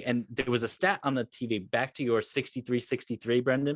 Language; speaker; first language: English; native; English